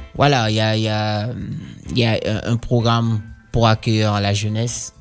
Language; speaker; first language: French; non-native, fluent; Dutch